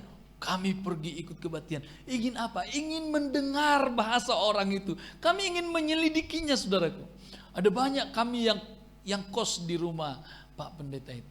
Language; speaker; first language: Indonesian; native; Indonesian